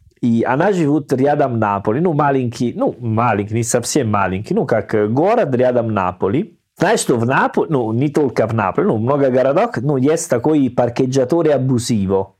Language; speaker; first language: Russian; non-native, learner; Italian